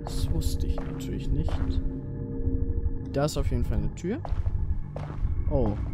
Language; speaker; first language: German; native; German